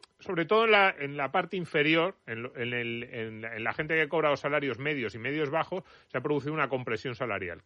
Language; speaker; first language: Spanish; native; Spanish